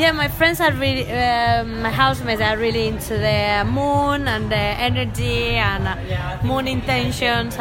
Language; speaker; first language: English; non-native, fluent; Spanish